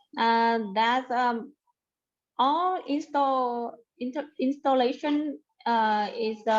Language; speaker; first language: English; non-native, learner; Vietnamese